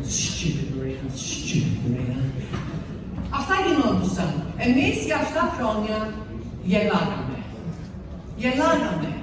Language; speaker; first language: Greek; early bilingual, heritage; Greek